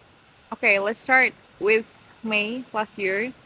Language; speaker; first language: English; non-native, learner; Indonesian